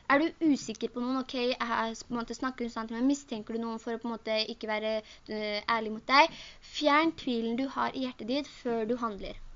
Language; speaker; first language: Norwegian; early bilingual, other home language; Urdu